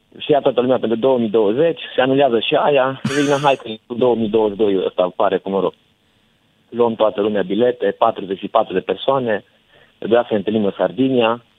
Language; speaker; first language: Romanian; native; Romanian